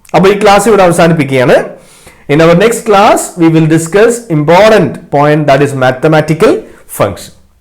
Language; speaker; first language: English; non-native, local second language; Malayalam